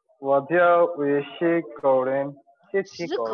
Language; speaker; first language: Chinese; non-native, learner; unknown